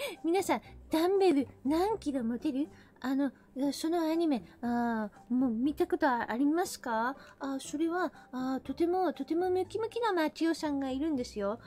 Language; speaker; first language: Japanese; non-native, fluent; English